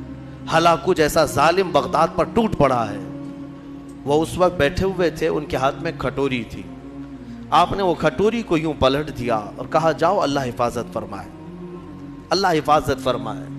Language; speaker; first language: Urdu; native; Urdu